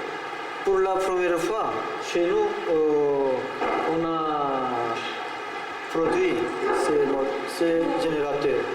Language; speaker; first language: French; non-native, fluent; Korean